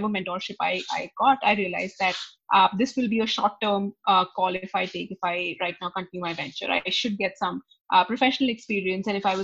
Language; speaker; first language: English; non-native, local second language; Hindi